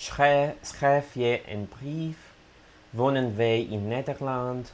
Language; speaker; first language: Dutch; non-native, fluent; Italian